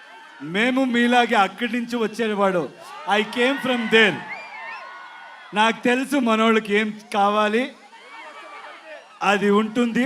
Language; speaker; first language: Telugu; non-native, learner; Kannada